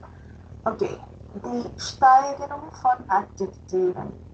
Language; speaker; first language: German; non-native, fluent; Spanish